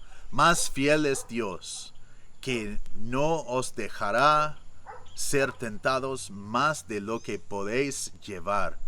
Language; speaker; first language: Spanish; non-native, fluent; English